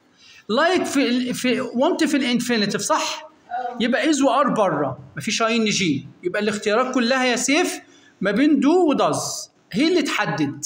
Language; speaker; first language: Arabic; native; Arabic